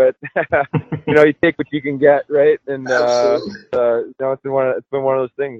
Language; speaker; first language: English; native; English